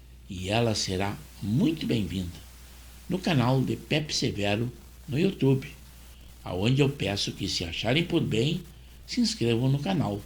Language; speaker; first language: Portuguese; native; Portuguese